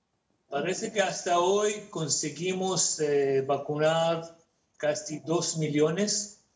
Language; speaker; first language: Spanish; non-native, fluent; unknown